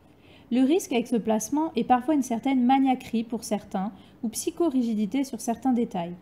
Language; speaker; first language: French; native; French